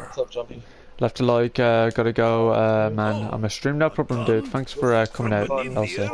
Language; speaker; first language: English; native; English